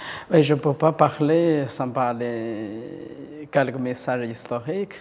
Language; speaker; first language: French; non-native, fluent; Chinese